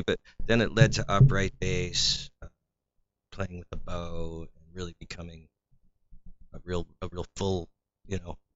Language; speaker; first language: English; native; English